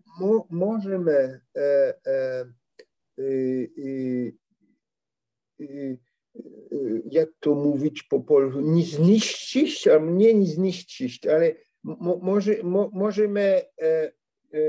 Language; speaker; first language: Polish; non-native, learner; French